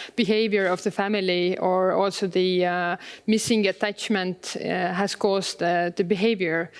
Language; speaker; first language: English; non-native, fluent; Estonian